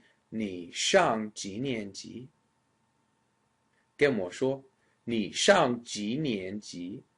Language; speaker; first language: Chinese; non-native, fluent; English